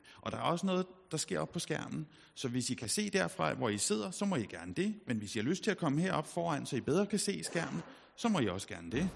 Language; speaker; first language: Danish; native; Danish